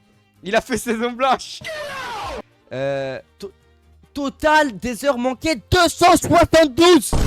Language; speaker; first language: French; native; French